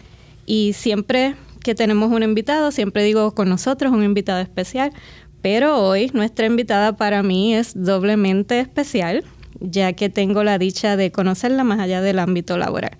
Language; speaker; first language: Spanish; native; Spanish